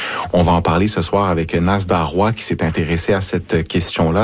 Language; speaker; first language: French; native; French